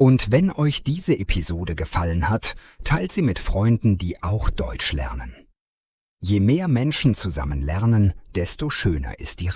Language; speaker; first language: German; non-native, fluent; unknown